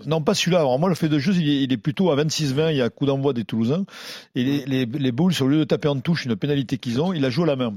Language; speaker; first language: French; native; French